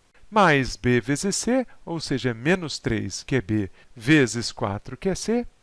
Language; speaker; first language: Portuguese; native; Portuguese